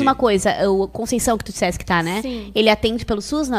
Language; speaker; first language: Portuguese; native; Portuguese